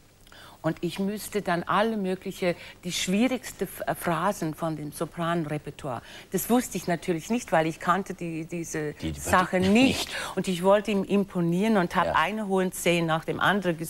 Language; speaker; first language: German; non-native, fluent; English